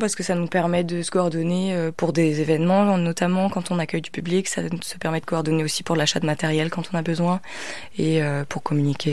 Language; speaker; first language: French; native; French